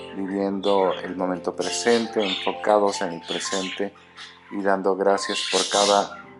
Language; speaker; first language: Spanish; native; Spanish